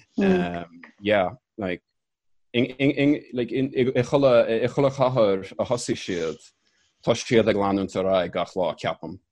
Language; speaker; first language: Irish; non-native, learner; English